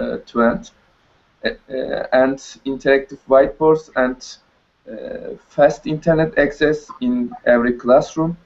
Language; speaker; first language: English; non-native, learner; Turkish